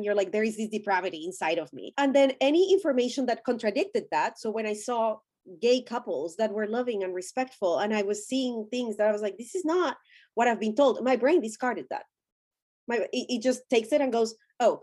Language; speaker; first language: English; non-native, fluent; Spanish